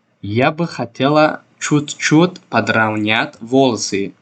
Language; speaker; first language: Russian; non-native, local second language; Tajik